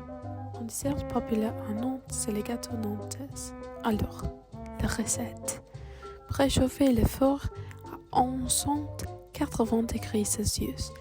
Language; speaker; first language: French; non-native, learner; English